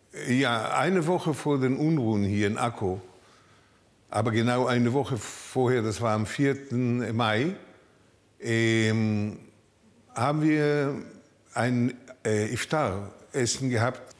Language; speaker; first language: German; early bilingual, heritage; German